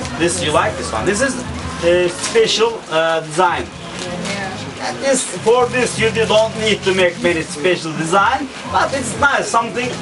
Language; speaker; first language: English; non-native, learner; Turkish